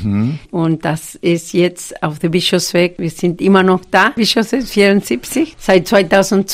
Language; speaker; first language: German; non-native, fluent; Spanish